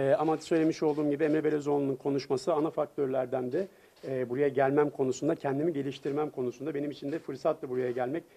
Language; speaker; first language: Turkish; native; Turkish